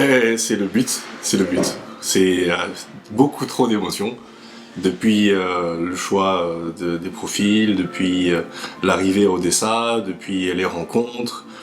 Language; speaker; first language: French; native; French